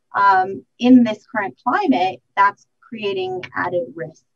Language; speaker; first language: English; native; English